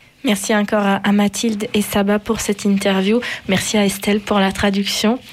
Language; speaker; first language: French; native; French